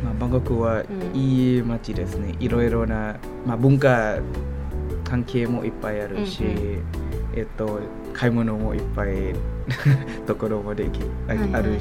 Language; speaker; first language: Japanese; non-native, learner; Thai